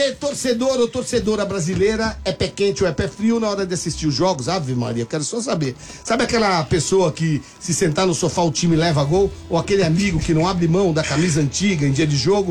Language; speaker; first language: Portuguese; native; Portuguese